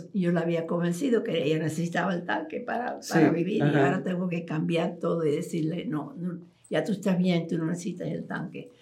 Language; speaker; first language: Spanish; early bilingual, heritage; Spanish